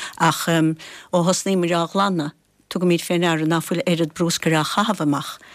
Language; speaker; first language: Irish; native; Irish